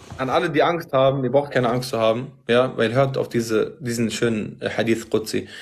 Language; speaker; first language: German; early bilingual, other home language; Arabic